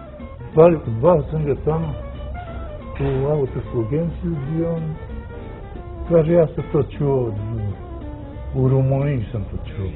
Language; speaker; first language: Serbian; non-native, local second language; Romany